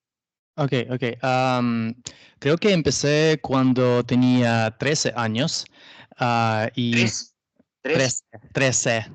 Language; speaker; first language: Spanish; non-native, learner; Russian